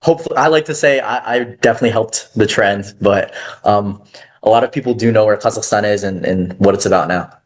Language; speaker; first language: English; early bilingual, other home language; Kazakh